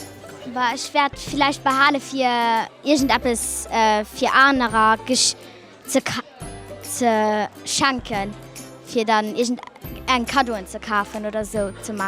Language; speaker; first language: German; non-native, local second language; Luxembourgish